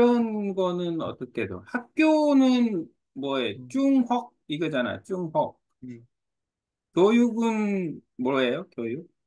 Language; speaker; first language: Korean; non-native, learner; Vietnamese